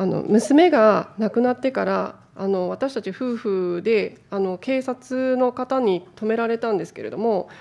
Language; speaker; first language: Japanese; native; Japanese